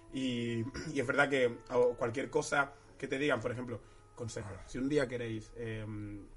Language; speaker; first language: Spanish; early bilingual, other home language; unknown